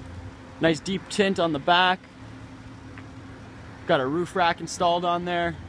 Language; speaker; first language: English; native; English